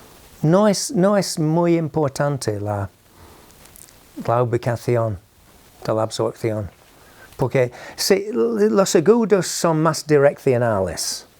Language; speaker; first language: Spanish; non-native, fluent; English